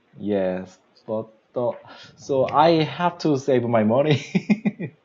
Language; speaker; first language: English; non-native, learner; Korean